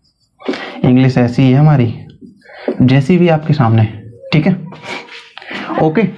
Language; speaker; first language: Hindi; native; Hindi